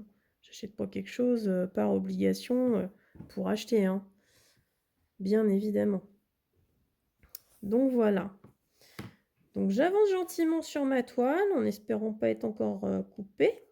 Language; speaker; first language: French; native; French